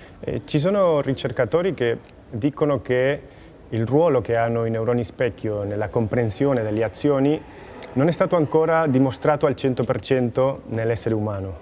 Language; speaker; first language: Italian; non-native, fluent; Spanish